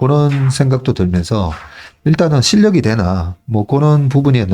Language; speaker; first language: Korean; native; Korean